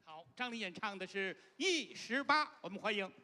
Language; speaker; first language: Chinese; native; Chinese